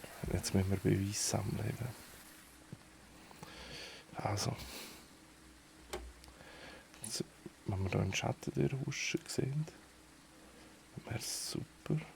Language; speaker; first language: German; native; German